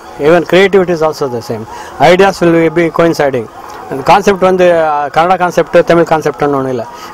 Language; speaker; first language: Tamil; non-native, local second language; Kannada